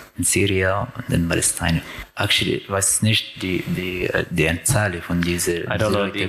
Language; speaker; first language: German; non-native, learner; Arabic